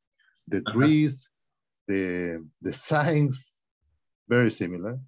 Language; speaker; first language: English; non-native, learner; Spanish